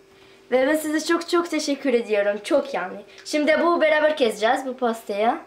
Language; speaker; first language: Turkish; non-native, fluent; Arabic